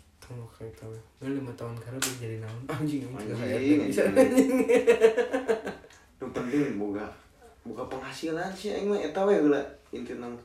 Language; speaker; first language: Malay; non-native, local second language; Sundanese